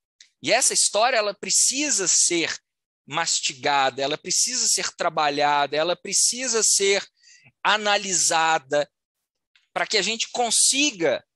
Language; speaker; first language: Portuguese; native; Portuguese